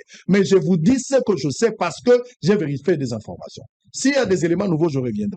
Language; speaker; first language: French; non-native, local second language; Lingala